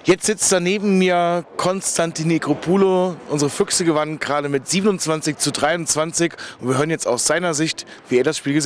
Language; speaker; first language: German; native; German